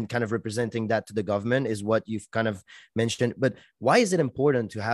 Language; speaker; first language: English; non-native, fluent; French